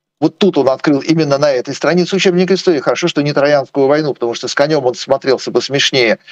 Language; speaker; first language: Russian; native; Russian